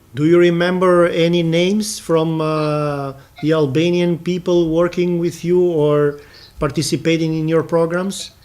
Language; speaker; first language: English; non-native, fluent; Albanian